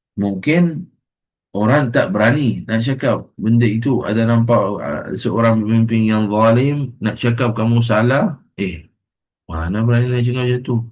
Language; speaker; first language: Malay; non-native, fluent; Arabic